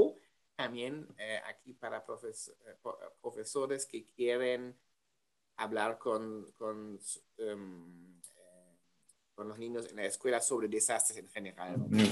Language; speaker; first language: Spanish; non-native, learner; German